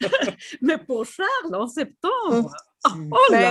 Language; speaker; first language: French; non-native, fluent; Swedish